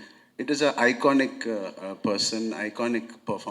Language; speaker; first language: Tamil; non-native, local second language; Telugu